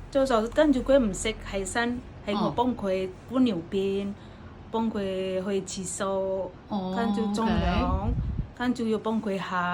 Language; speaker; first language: Cantonese; non-native, learner; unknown